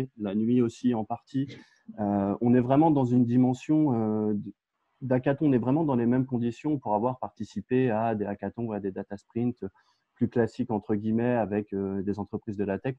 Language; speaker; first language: French; native; French